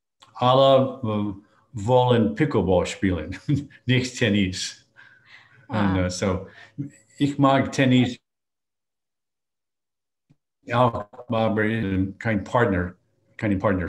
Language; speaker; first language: German; non-native, learner; English